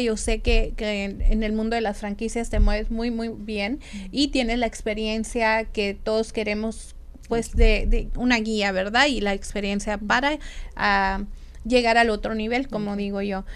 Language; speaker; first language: Spanish; native; Spanish